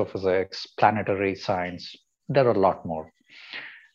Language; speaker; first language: English; non-native, local second language; Kannada